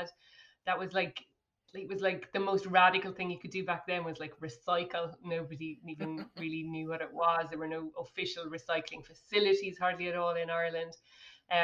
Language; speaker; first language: English; native; English